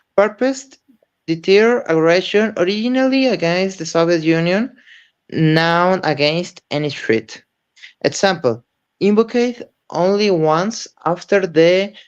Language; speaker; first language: English; non-native, learner; Spanish